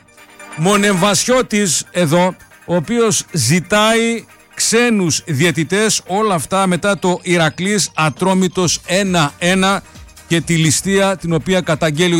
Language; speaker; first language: Greek; native; Greek